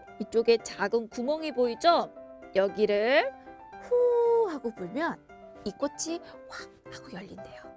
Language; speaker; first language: Korean; native; Korean